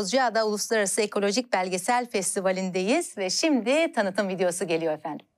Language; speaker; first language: Turkish; native; Turkish